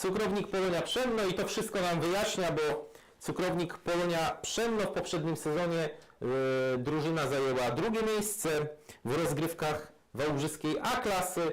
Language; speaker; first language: Polish; native; Polish